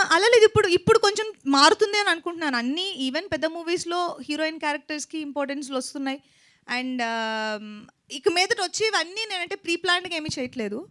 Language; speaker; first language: Telugu; native; Telugu